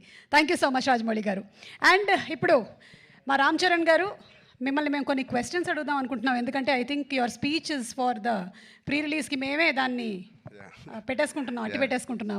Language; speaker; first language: Telugu; native; Telugu